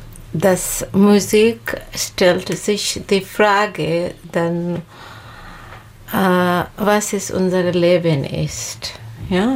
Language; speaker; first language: German; non-native, learner; Bangla